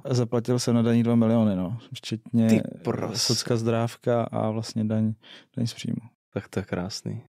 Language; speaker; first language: Czech; non-native, local second language; Russian